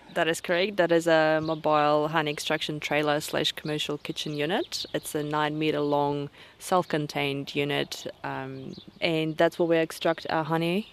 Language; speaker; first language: English; non-native, fluent; Russian